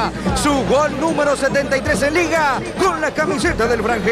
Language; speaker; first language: Spanish; native; Spanish